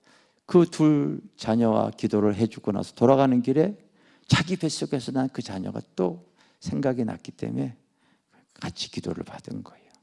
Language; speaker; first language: Korean; native; Korean